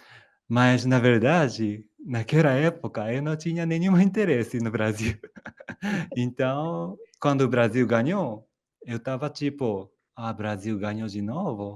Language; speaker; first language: Portuguese; non-native, fluent; Japanese